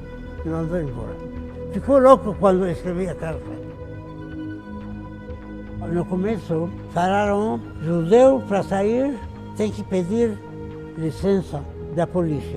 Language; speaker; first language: Portuguese; non-native, fluent; Arabic